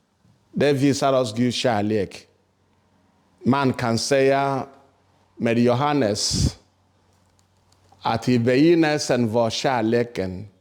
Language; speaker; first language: Swedish; non-native, fluent; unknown